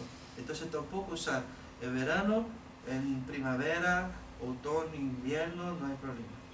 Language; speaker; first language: Spanish; non-native, learner; Portuguese